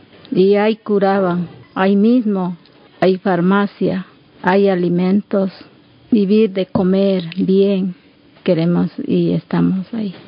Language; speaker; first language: Spanish; non-native, local second language; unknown